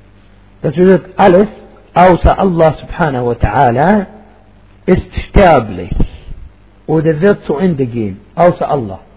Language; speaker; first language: German; non-native, fluent; Arabic